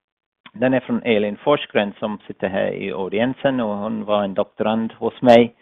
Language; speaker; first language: Swedish; non-native, fluent; English